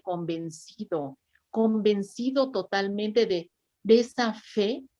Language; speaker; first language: Spanish; native; Spanish